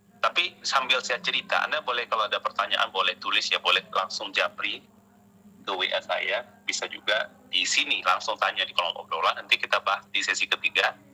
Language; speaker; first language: Indonesian; non-native, local second language; Achinese